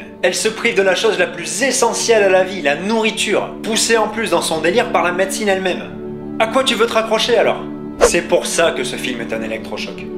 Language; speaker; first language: French; native; French